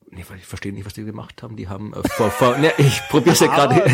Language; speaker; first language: German; native; German